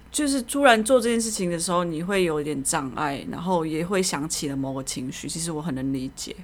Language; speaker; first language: Chinese; native; Chinese